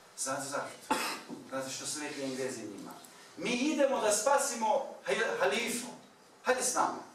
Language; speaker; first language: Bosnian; non-native, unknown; Turkish